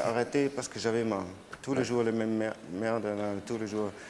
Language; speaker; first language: French; non-native, learner; German